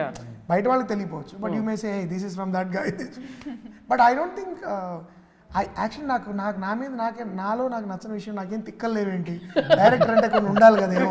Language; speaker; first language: Telugu; native; Telugu